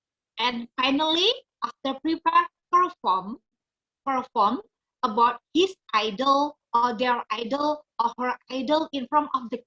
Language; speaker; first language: English; non-native, learner; Indonesian